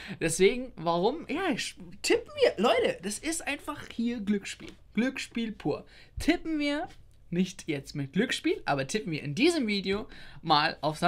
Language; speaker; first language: German; native; German